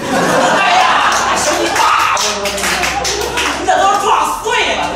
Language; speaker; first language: Chinese; native; Chinese